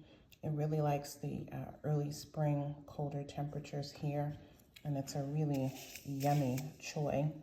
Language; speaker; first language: English; native; English